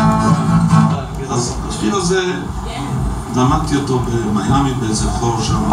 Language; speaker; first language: Hebrew; native; Hebrew